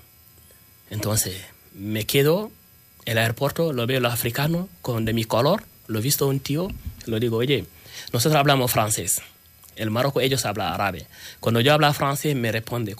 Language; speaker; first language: Spanish; non-native, learner; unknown